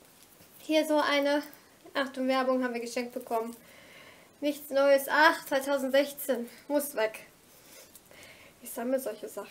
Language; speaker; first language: German; native; German